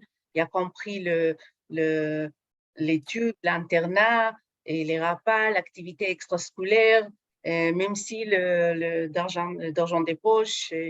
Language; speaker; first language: French; non-native, fluent; Hebrew